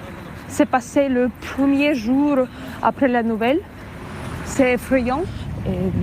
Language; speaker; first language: French; non-native, fluent; Russian